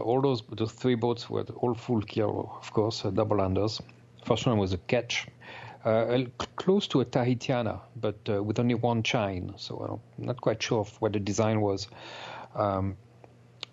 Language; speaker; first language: English; non-native, fluent; French